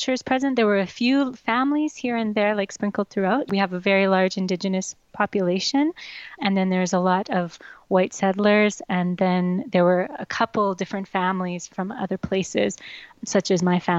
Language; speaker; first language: English; native; English